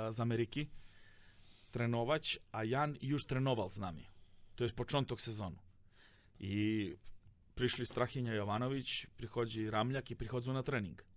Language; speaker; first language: Polish; non-native, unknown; Serbian